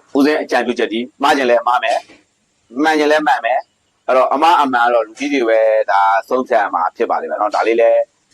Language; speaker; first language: Burmese; native; Burmese